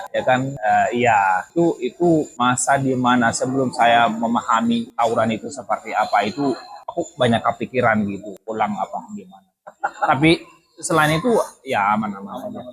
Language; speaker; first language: Indonesian; non-native, fluent; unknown